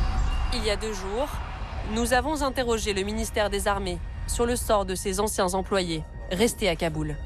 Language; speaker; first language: French; native; French